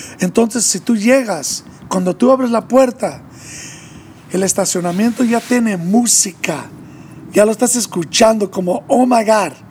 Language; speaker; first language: Spanish; early bilingual, heritage; English